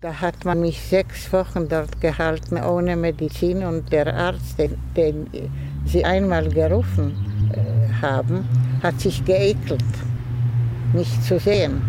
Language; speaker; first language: German; non-native, fluent; Polish